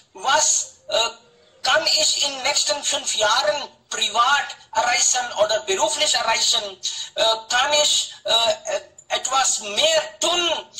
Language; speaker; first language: German; non-native, fluent; Hindi